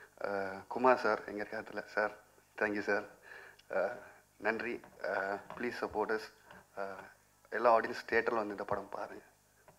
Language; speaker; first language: Tamil; non-native, local second language; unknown